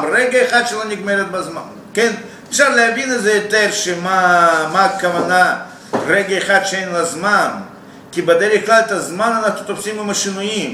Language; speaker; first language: Hebrew; non-native, fluent; Russian